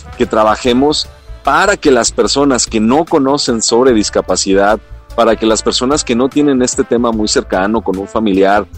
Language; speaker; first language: Spanish; non-native, local second language; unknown